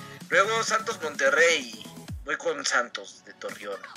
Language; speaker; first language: Spanish; native; Spanish